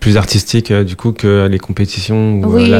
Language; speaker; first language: French; native; French